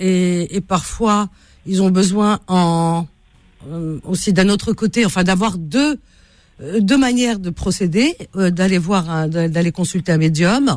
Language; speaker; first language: French; native; French